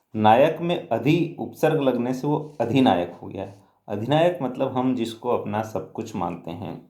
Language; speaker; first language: Hindi; native; Hindi